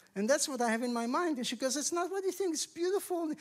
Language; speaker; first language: English; non-native, fluent; Hebrew